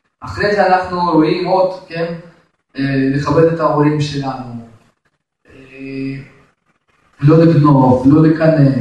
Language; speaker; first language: Hebrew; non-native, fluent; Russian